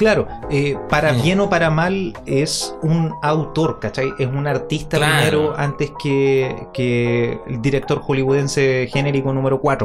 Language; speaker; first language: Spanish; native; Spanish